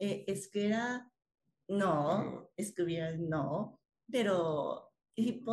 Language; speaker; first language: Spanish; non-native, learner; Japanese